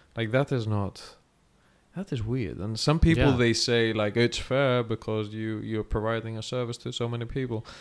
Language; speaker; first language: English; non-native, fluent; Greek